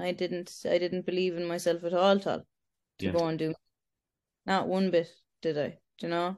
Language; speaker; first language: English; native; English